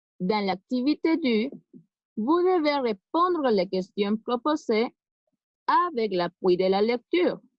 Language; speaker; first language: French; non-native, fluent; Spanish